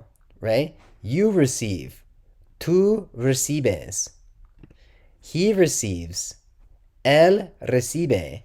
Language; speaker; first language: Spanish; non-native, learner; English